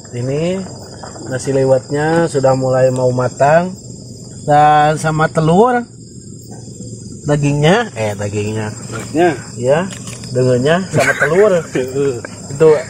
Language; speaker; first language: Indonesian; non-native, local second language; Sundanese